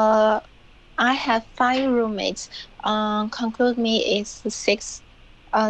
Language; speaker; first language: English; non-native, learner; Chinese